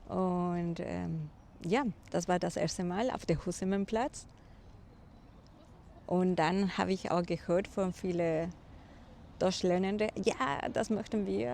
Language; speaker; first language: German; non-native, fluent; Spanish